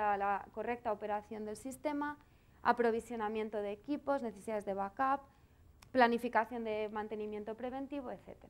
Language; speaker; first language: Spanish; native; Spanish